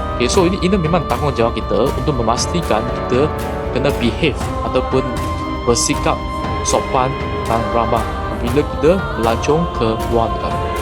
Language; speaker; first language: Malay; native; Malay